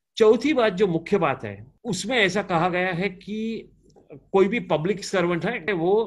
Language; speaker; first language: Hindi; non-native, local second language; Gujarati